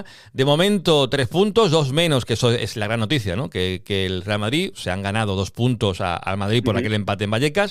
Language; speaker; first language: Spanish; native; Spanish